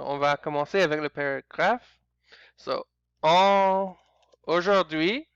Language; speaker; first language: French; non-native, learner; English